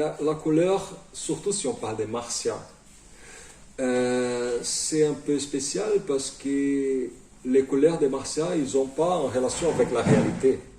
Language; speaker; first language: French; non-native, fluent; Portuguese